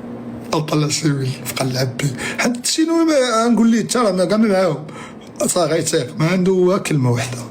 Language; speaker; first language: Arabic; native; Arabic